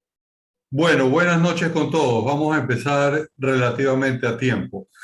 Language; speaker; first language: Spanish; native; Spanish